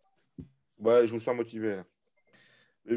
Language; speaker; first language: French; native; French